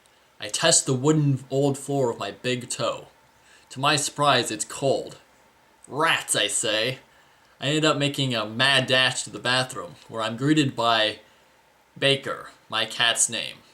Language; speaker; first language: English; native; English